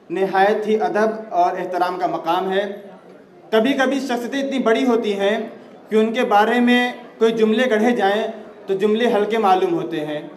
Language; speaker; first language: Urdu; native; Urdu